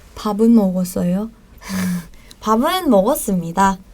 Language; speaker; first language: Korean; non-native, fluent; Thai